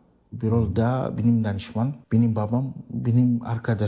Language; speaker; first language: Turkish; non-native, learner; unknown